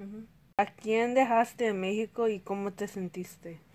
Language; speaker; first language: Spanish; early bilingual, heritage; Spanish